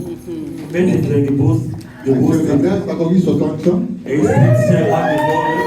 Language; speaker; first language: German; non-native, learner; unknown